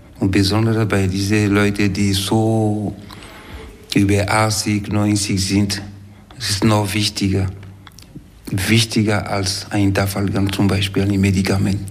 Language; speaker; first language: German; non-native, fluent; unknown